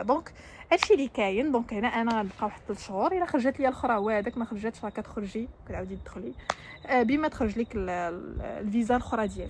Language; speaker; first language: Arabic; native; Arabic